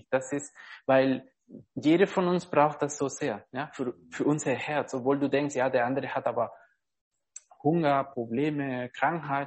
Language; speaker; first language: German; non-native, fluent; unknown